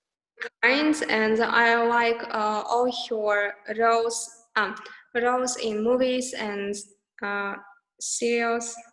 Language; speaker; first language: English; non-native, learner; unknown